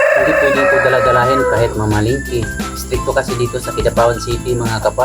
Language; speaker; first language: Filipino; non-native, fluent; Cebuano